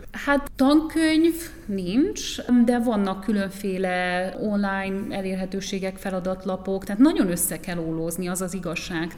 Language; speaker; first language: Hungarian; native; Hungarian